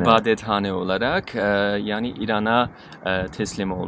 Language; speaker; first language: Turkish; non-native, fluent; Armenian